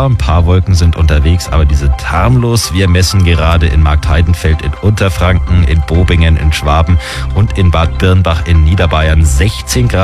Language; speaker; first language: German; native; German